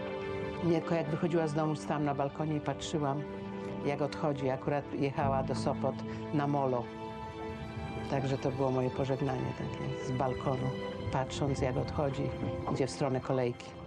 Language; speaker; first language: Polish; native; Polish